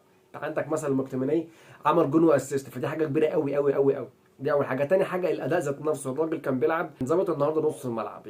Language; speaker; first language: Arabic; native; Arabic